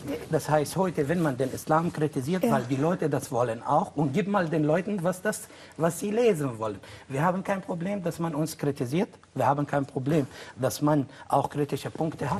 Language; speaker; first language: German; non-native, fluent; Arabic